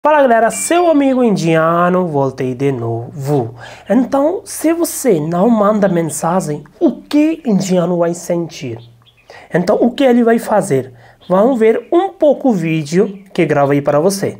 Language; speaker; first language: Portuguese; non-native, learner; Hindi